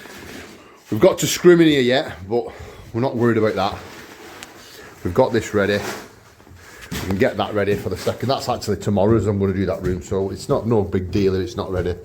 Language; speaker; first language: English; native; English